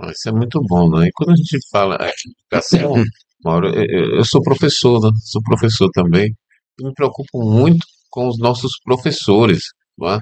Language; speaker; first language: Portuguese; native; Portuguese